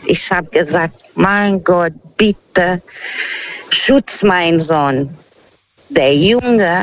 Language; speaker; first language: German; non-native, fluent; Portuguese